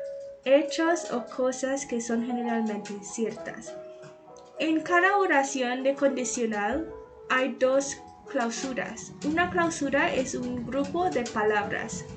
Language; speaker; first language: Spanish; non-native, fluent; English